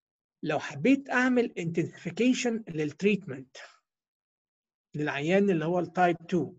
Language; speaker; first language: Arabic; native; Arabic